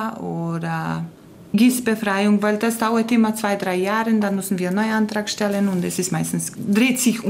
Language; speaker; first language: German; non-native, fluent; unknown